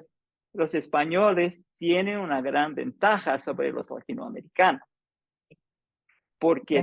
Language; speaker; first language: Spanish; non-native, fluent; English